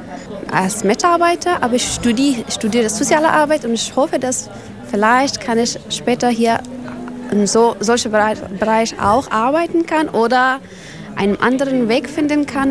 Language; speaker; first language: German; non-native, learner; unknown